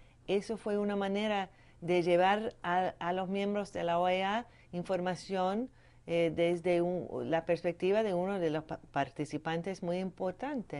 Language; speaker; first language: Spanish; non-native, fluent; English